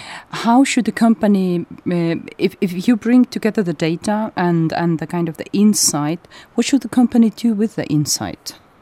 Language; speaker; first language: English; non-native, fluent; Estonian